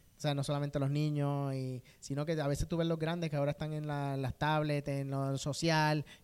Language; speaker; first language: Spanish; native; Spanish